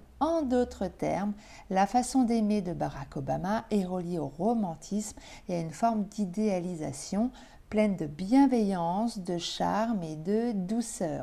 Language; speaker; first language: French; native; French